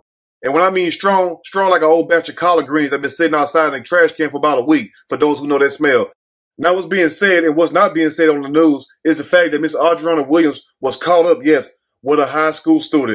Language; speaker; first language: English; native; English